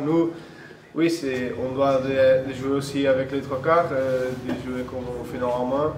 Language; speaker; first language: French; non-native, fluent; Portuguese